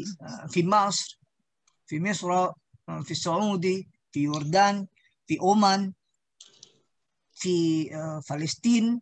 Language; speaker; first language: Arabic; non-native, learner; Indonesian